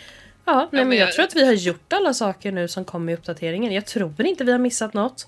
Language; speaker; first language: Swedish; native; Swedish